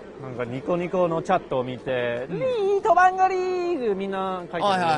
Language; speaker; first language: Japanese; non-native, learner; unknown